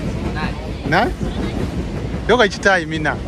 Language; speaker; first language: Japanese; non-native, learner; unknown